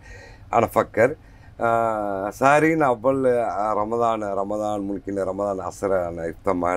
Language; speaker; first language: Arabic; non-native, learner; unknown